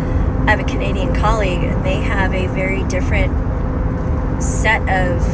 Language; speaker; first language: English; native; English